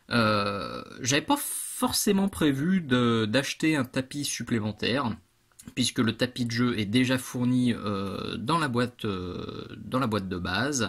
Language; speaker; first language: French; native; French